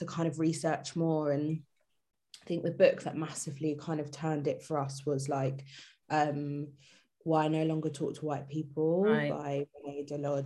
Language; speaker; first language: English; native; English